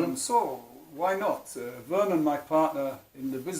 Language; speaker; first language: English; non-native, fluent; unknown